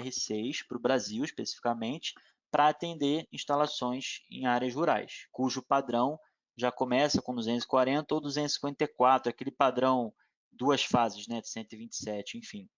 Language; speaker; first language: Portuguese; native; Portuguese